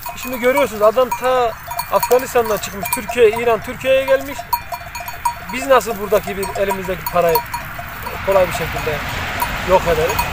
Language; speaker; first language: Turkish; native; Turkish